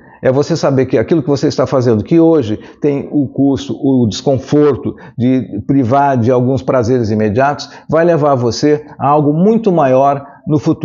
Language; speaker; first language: Portuguese; native; Portuguese